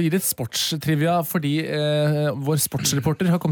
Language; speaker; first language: Norwegian; native; Norwegian